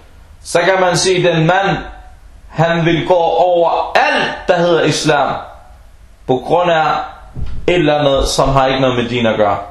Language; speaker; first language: Danish; non-native, fluent; Arabic